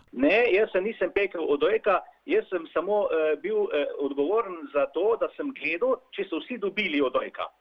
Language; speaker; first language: Slovenian; native; Slovenian